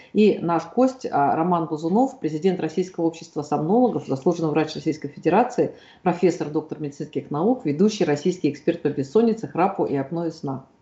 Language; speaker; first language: Russian; native; Russian